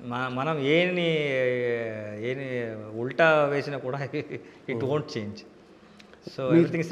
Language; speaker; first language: Telugu; non-native, local second language; Kannada